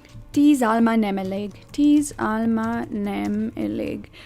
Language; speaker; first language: Hungarian; non-native, learner; English